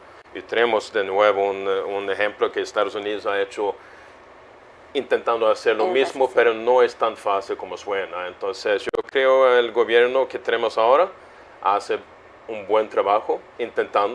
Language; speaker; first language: Spanish; non-native, fluent; Swedish